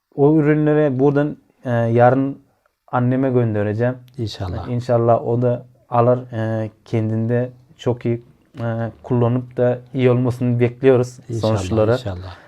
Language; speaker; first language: Turkish; non-native, learner; Turkmen